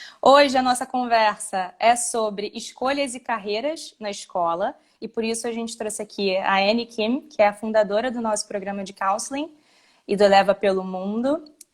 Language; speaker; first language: Portuguese; native; Portuguese